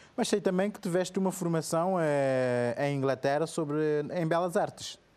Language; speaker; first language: Portuguese; non-native, local second language; Kabuverdianu